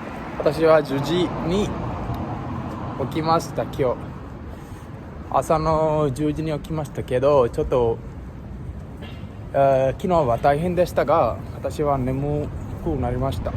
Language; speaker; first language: Japanese; non-native, learner; Sinhala